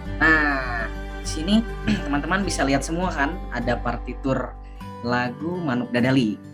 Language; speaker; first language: Indonesian; native; Indonesian